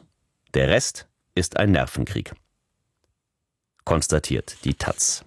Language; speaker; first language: German; native; German